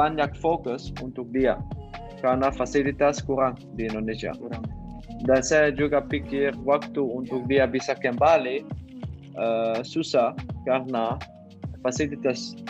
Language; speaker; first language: Indonesian; non-native, learner; Dutch